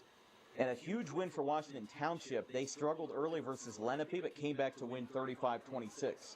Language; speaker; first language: English; native; English